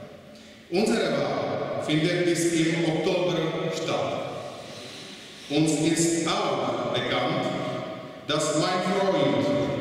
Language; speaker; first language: German; non-native, fluent; Czech